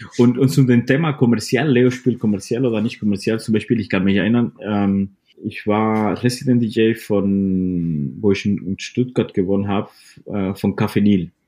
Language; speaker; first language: German; non-native, fluent; Spanish